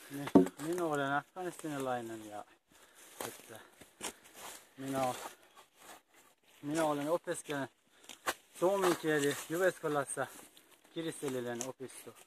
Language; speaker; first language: Finnish; non-native, learner; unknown